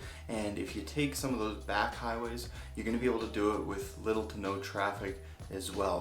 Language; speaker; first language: English; native; English